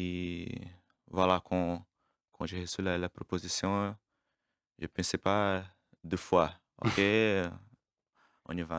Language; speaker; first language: French; non-native, learner; Portuguese